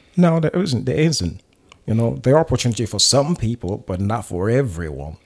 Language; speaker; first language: English; non-native, fluent; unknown